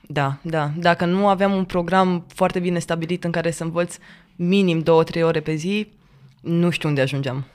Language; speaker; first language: Romanian; native; Romanian